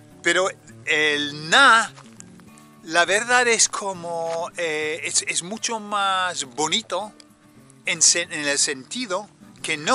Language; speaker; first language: Spanish; native; Spanish